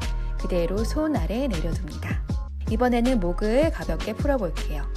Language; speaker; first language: Korean; native; Korean